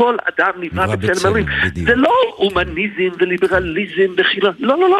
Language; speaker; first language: Hebrew; non-native, fluent; English